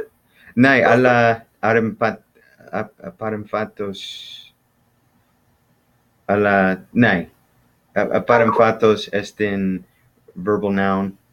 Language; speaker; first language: Greek; non-native, learner; English